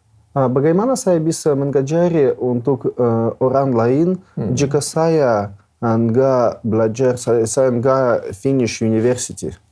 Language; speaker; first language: Indonesian; non-native, learner; Russian